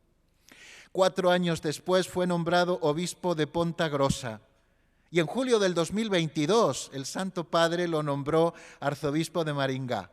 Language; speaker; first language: Spanish; native; Spanish